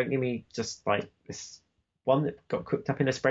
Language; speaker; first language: English; native; English